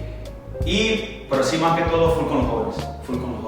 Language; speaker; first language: Spanish; native; Spanish